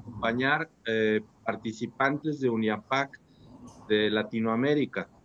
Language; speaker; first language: Spanish; native; Spanish